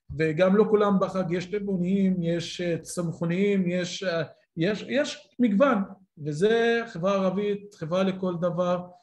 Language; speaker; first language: Hebrew; non-native, local second language; Arabic